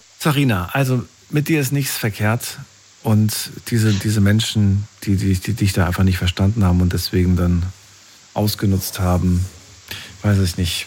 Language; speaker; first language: German; native; German